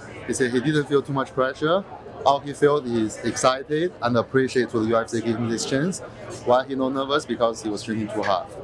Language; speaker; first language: English; non-native, fluent; Chinese